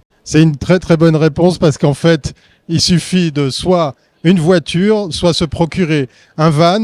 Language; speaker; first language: French; native; French